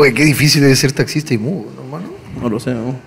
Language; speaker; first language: Spanish; native; Spanish